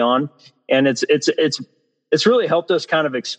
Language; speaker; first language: English; native; English